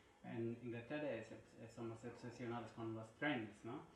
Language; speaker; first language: Spanish; non-native, learner; English